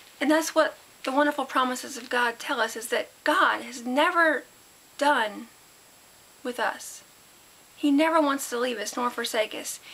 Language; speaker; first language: English; native; English